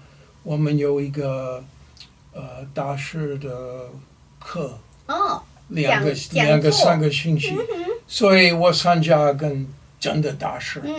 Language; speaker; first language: Chinese; non-native, learner; English